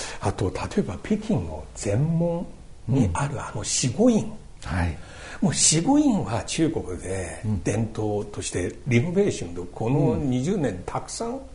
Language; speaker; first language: Japanese; non-native, fluent; Chinese